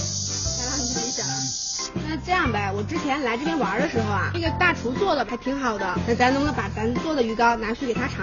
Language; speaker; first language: Chinese; native; Chinese